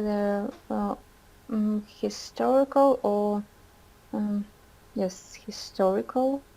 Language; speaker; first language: English; non-native, learner; Russian